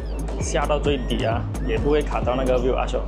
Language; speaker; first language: Chinese; native; Chinese